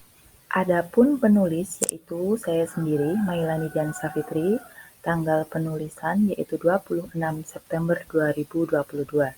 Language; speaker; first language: Indonesian; native; Indonesian